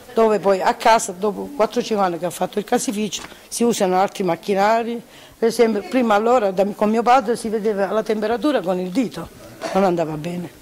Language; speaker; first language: Italian; native; Italian